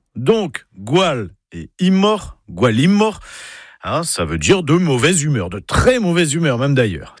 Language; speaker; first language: French; native; French